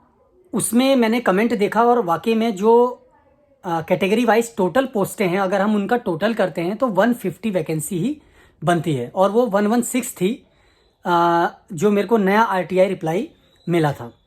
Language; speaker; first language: Hindi; native; Hindi